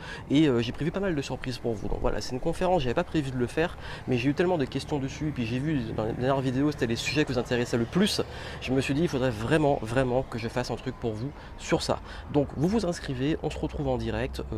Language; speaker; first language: French; native; French